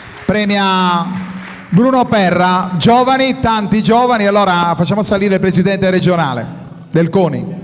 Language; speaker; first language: Italian; native; Italian